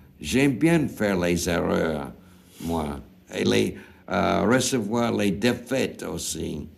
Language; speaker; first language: French; non-native, fluent; English